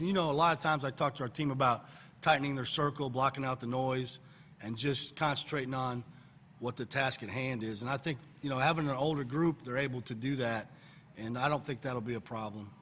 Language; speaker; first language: English; native; English